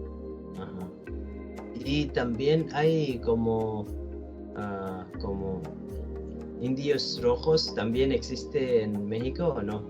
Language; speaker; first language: Spanish; non-native, learner; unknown